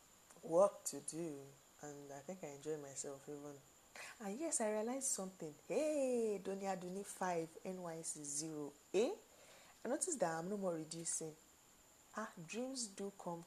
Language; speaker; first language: English; non-native, local second language; Yoruba